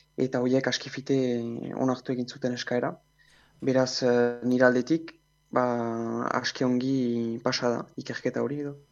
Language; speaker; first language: Basque; native; Basque